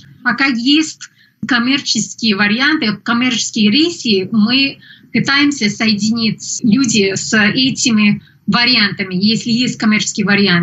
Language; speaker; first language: Russian; non-native, fluent; English